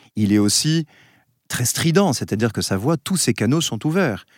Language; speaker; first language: French; native; French